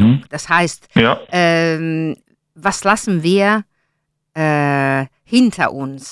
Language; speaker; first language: German; non-native, learner; Italian